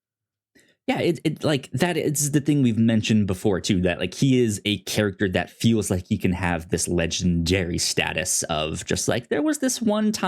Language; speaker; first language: English; native; English